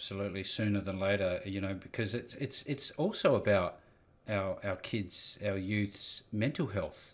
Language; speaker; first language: English; native; English